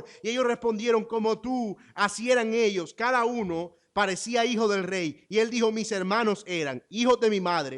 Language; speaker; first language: Spanish; native; Spanish